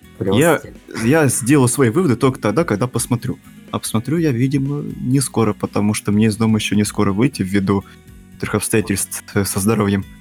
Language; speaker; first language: Russian; native; Russian